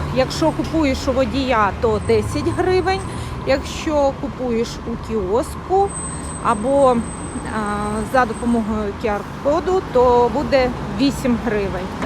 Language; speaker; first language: Ukrainian; native; Ukrainian